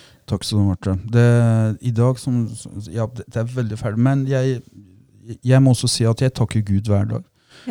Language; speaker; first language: Norwegian; non-native, fluent; Persian